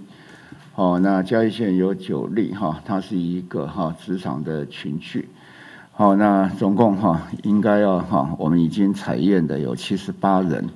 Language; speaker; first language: Chinese; native; Chinese